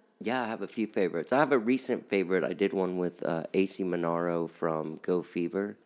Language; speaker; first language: English; native; English